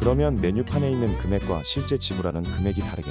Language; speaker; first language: Korean; native; Korean